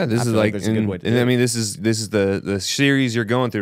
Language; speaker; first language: English; native; English